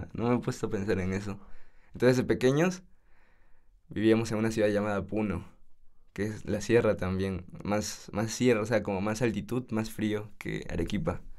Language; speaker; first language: Spanish; native; Spanish